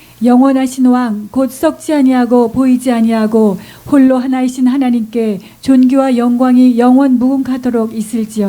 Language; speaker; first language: Korean; native; Korean